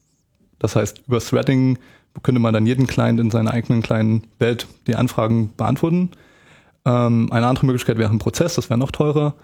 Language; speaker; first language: German; native; German